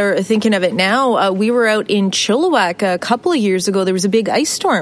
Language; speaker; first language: English; native; English